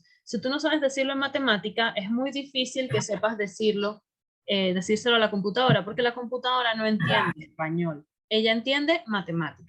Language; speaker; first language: Spanish; native; Spanish